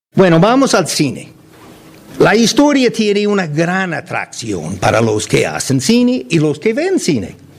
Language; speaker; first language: Spanish; non-native, fluent; English